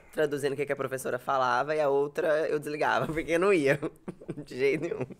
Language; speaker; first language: Portuguese; native; Portuguese